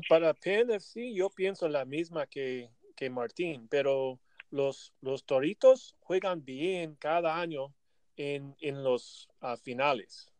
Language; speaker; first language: Spanish; non-native, learner; English